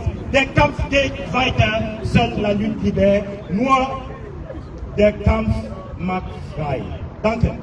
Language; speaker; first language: German; non-native, fluent; French